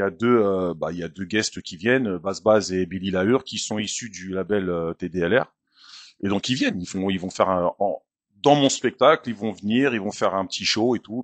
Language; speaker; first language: French; native; French